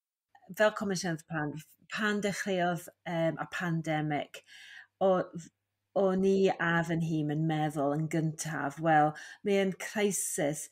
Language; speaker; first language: Welsh; non-native, fluent; English